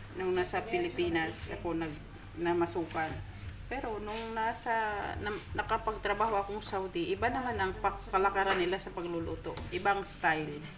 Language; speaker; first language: Filipino; non-native, local second language; Cebuano